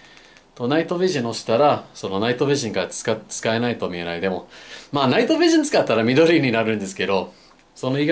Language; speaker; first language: Japanese; non-native, fluent; English